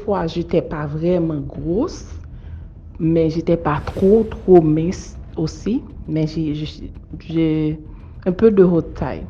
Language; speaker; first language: French; non-native, local second language; Haitian Creole